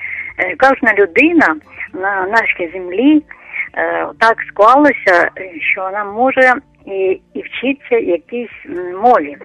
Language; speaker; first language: Ukrainian; non-native, local second language; Russian